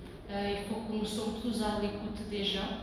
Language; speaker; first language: French; non-native, learner; Portuguese